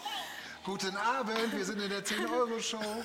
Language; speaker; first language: German; native; German